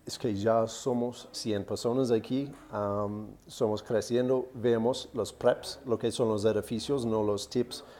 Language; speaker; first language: Spanish; non-native, fluent; English